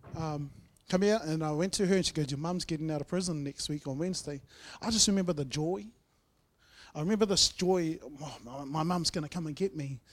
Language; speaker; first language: English; native; English